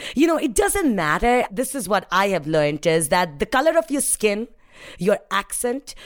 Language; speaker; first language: English; non-native, local second language; Hindi